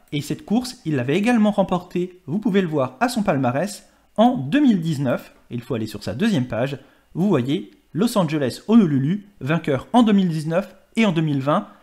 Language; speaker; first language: French; native; French